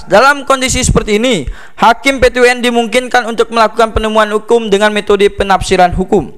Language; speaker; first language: Indonesian; native; Indonesian